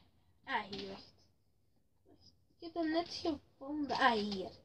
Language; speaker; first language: Dutch; early bilingual, other home language; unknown